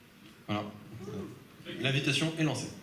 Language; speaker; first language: French; native; French